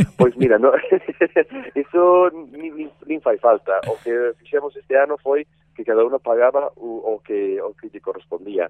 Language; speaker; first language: Galician; non-native, fluent; English